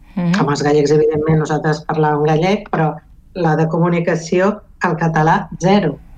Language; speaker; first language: Catalan; non-native, local second language; Galician